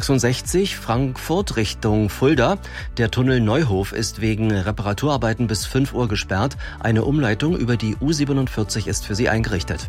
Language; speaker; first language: German; native; German